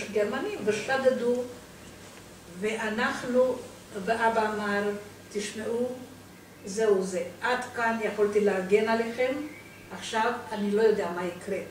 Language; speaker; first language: Hebrew; non-native, fluent; Romanian